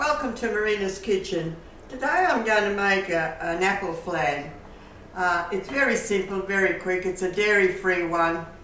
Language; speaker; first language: English; native; English